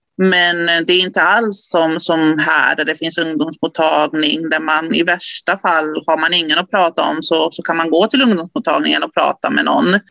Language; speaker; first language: Swedish; early bilingual, other home language; Spanish